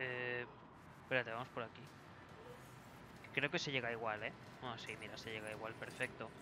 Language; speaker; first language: Spanish; native; Spanish